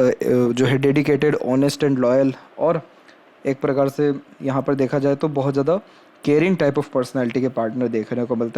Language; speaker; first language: Hindi; native; Hindi